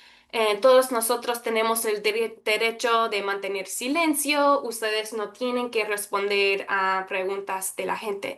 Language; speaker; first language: Spanish; early bilingual, heritage; Spanish